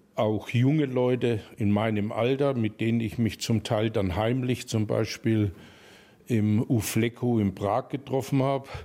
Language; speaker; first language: German; native; German